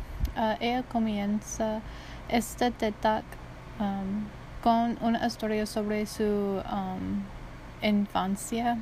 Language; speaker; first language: Spanish; non-native, learner; English